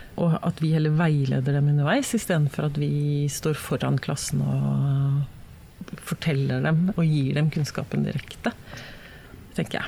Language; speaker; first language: Norwegian; native; Norwegian